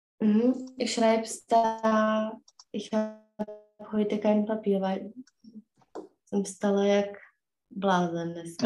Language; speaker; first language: German; non-native, learner; Czech